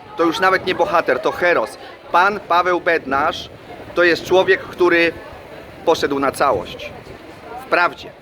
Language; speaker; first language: Polish; native; Polish